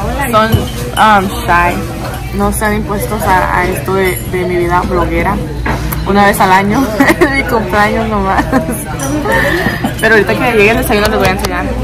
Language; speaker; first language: Spanish; early bilingual, heritage; Spanish